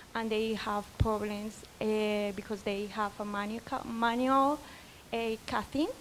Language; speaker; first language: English; non-native, fluent; Spanish